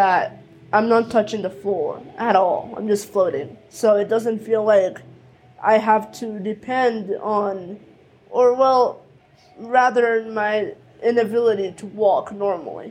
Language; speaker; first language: English; early bilingual, other home language; Spanish